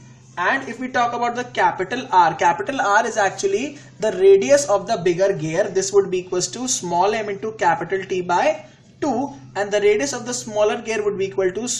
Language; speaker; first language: English; non-native, local second language; Hindi